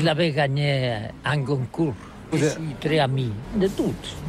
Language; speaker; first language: French; non-native, learner; Catalan